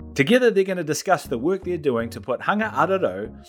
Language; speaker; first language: English; native; English